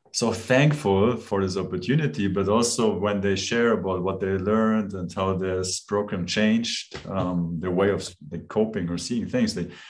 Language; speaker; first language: English; non-native, fluent; German